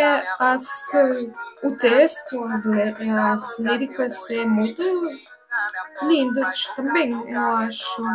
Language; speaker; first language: Portuguese; non-native, learner; Russian